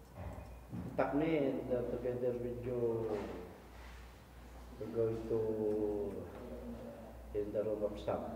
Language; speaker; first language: English; non-native, local second language; Filipino